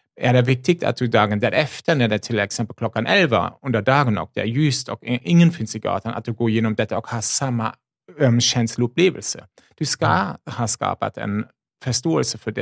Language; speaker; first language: Swedish; non-native, fluent; German